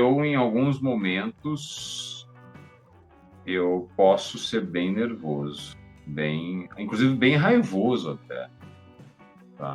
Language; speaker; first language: Portuguese; native; Portuguese